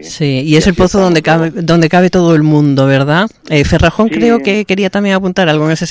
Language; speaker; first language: Spanish; native; Spanish